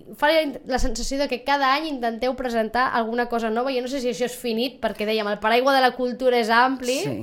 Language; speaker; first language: Catalan; native; Catalan